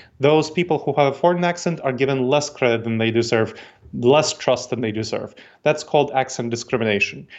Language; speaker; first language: English; early bilingual, other home language; Russian